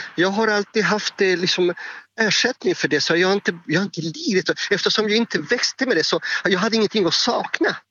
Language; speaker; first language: Swedish; non-native, fluent; Spanish